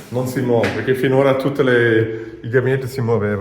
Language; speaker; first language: Italian; non-native, learner; German